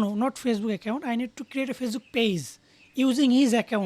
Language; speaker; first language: English; non-native, learner; Bangla